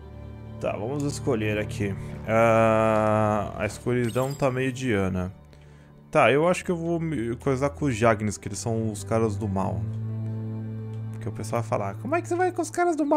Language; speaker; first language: Portuguese; native; Portuguese